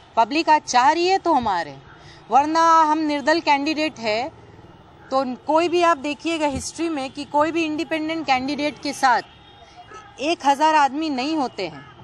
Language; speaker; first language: Hindi; non-native, local second language; Urdu